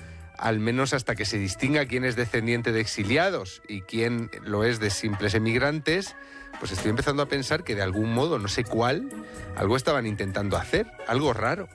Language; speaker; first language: Spanish; native; Spanish